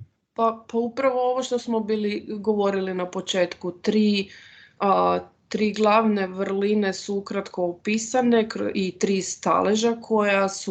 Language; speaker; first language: Croatian; native; Croatian